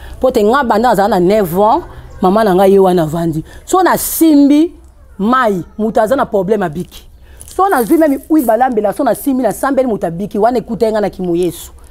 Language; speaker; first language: Lingala; non-native, local second language; Kongo